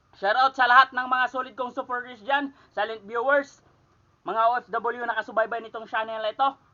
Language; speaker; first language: Filipino; non-native, local second language; Cebuano